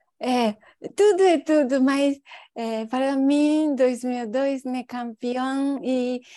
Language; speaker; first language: Portuguese; non-native, learner; Japanese